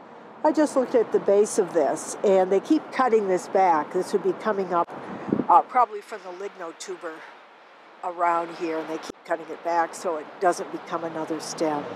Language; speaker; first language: English; native; English